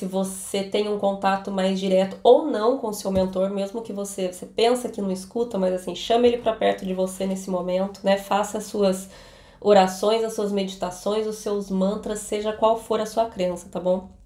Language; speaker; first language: Portuguese; native; Portuguese